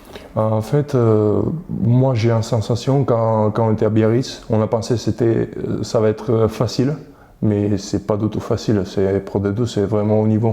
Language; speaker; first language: French; non-native, fluent; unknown